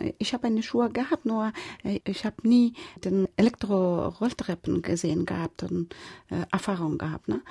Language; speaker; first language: German; non-native, fluent; Persian